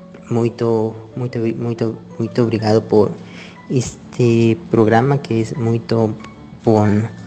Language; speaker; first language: Portuguese; non-native, learner; Spanish